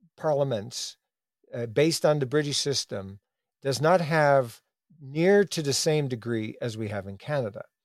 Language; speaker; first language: English; native; English